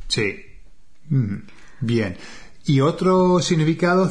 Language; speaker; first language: Spanish; non-native, fluent; English